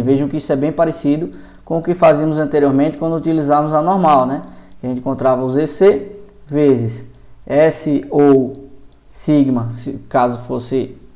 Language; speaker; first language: Portuguese; native; Portuguese